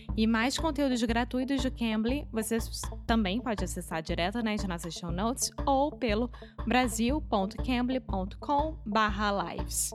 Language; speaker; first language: Portuguese; native; Portuguese